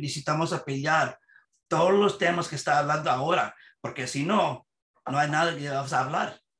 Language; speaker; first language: Spanish; non-native, learner; English